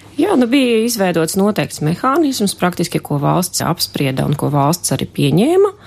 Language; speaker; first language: Latvian; non-native, local second language; Russian